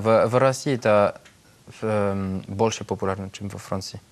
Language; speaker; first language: Russian; non-native, learner; French